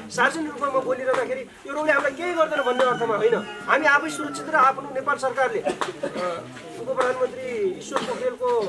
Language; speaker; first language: Nepali; non-native, local second language; Dangaura Tharu